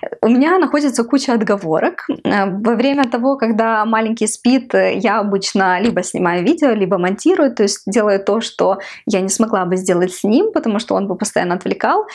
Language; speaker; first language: Russian; non-native, local second language; Ukrainian